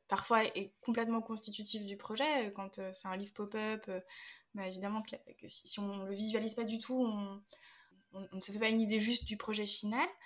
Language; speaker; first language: French; native; French